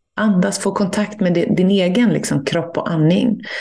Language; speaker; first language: Swedish; native; Swedish